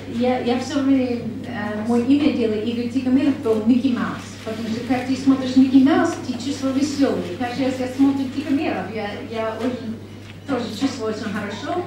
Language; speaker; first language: Russian; non-native, learner; English